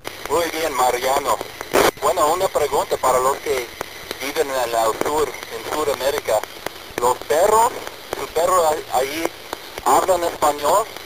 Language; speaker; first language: Spanish; non-native, fluent; English